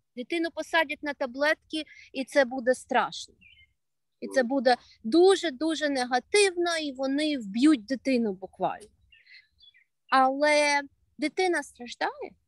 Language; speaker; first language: Ukrainian; non-native, local second language; Russian